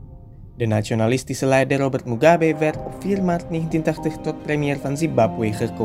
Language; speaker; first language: Dutch; non-native, fluent; Indonesian